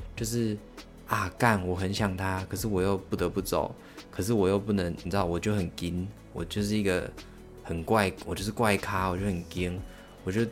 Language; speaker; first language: Chinese; native; Chinese